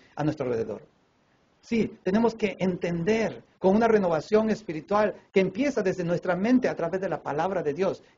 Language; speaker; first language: Spanish; native; Spanish